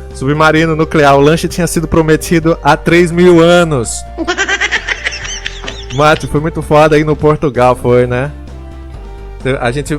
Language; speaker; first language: Portuguese; native; Portuguese